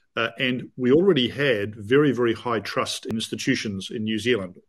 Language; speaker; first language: English; native; English